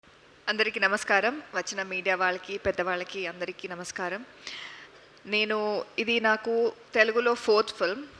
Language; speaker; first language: Telugu; non-native, local second language; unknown